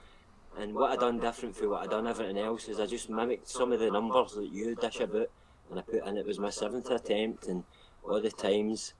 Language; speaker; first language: English; native; English